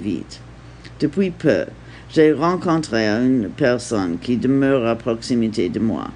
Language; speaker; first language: French; non-native, learner; English